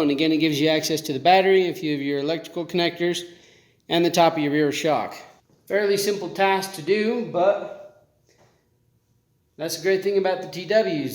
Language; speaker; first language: English; native; English